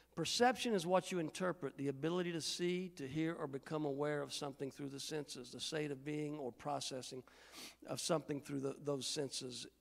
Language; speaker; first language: English; native; English